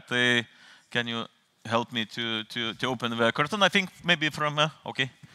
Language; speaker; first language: English; non-native, fluent; Lithuanian